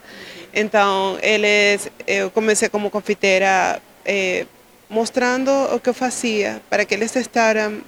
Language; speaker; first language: Portuguese; non-native, learner; Spanish